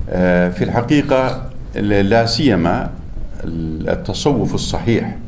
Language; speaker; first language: Arabic; non-native, fluent; Turkish